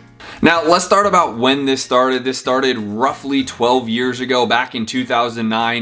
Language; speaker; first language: English; native; English